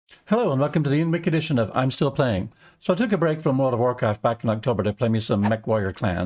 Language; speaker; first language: English; native; English